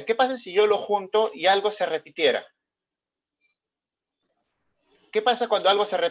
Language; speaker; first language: Spanish; native; Spanish